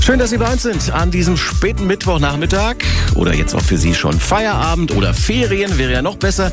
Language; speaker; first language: German; native; German